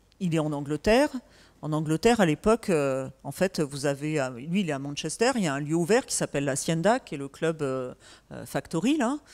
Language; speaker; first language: French; native; French